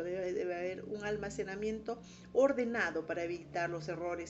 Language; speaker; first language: Spanish; native; Spanish